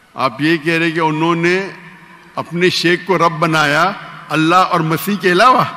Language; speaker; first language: Urdu; non-native, local second language; Konkani